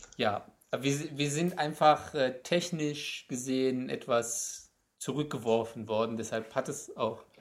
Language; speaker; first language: German; native; German